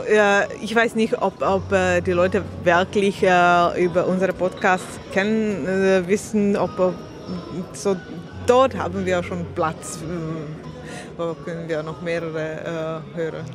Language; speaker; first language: German; non-native, learner; Slovak